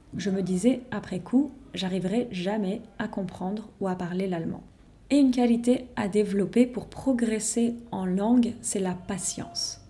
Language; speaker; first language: French; native; French